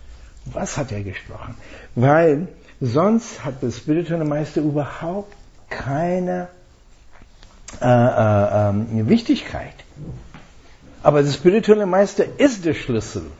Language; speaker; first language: German; non-native, fluent; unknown